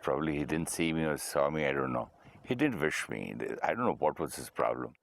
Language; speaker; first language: English; non-native, local second language; Hindi